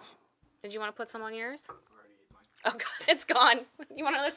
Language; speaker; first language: English; native; English